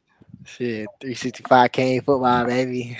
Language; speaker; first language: English; native; English